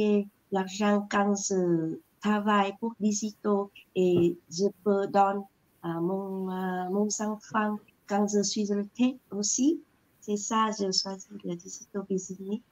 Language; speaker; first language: French; non-native, learner; Vietnamese